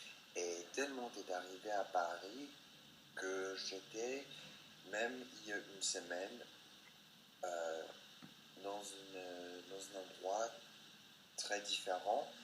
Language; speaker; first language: French; non-native, fluent; English